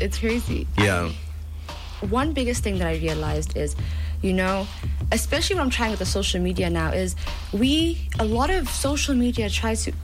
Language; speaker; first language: English; native; English